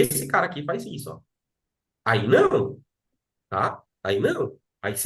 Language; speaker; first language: Portuguese; native; Portuguese